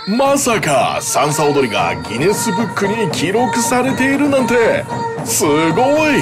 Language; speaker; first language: Japanese; native; Japanese